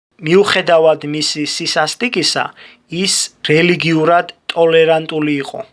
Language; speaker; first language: Georgian; native; Georgian